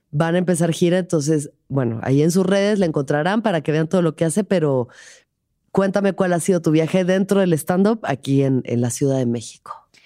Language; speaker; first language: Spanish; native; Spanish